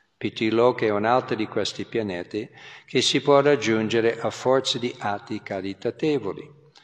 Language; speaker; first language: Italian; non-native, fluent; English